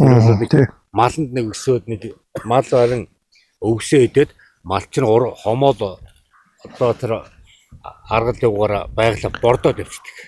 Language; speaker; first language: Mongolian; native; Mongolian